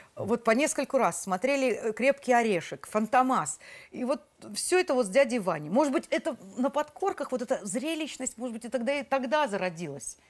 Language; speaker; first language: Russian; native; Russian